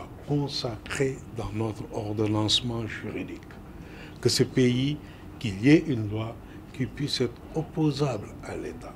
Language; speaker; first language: French; non-native, local second language; Wolof